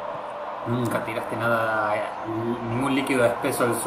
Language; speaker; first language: Spanish; native; Spanish